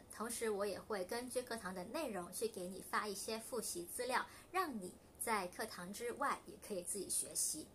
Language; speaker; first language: Chinese; non-native, local second language; Cantonese